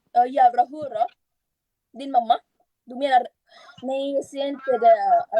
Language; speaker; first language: Swedish; non-native, learner; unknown